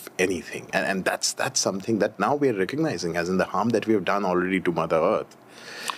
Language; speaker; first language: English; non-native, local second language; Hindi